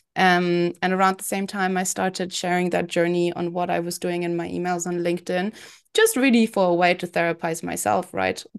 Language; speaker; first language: English; non-native, fluent; German